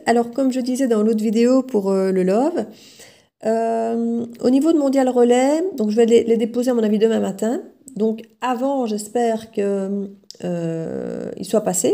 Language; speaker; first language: French; native; French